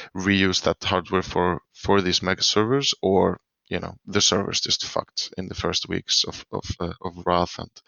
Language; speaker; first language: English; non-native, fluent; Swedish